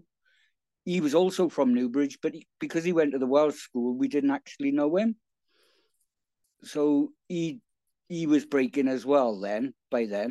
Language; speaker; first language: English; native; English